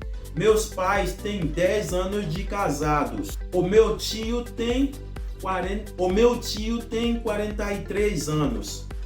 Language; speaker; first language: Portuguese; non-native, fluent; Haitian Creole